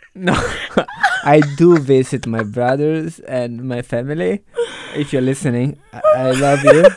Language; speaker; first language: English; non-native, fluent; Italian